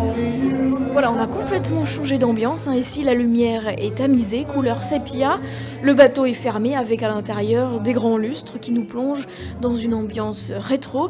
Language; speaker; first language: French; native; French